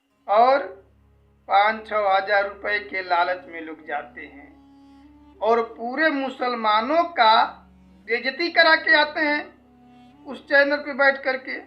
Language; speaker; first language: Hindi; native; Hindi